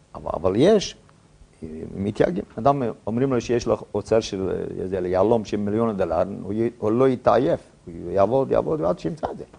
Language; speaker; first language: Hebrew; non-native, fluent; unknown